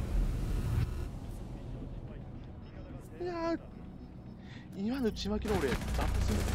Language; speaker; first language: Japanese; native; Japanese